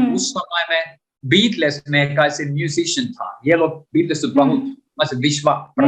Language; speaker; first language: Hindi; non-native, learner; Finnish